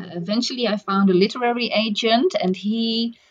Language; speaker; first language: English; non-native, fluent; Dutch